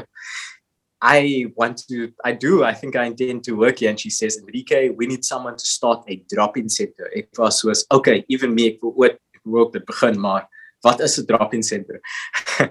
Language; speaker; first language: English; native; English